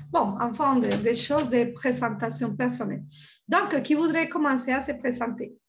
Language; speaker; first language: French; non-native, fluent; Spanish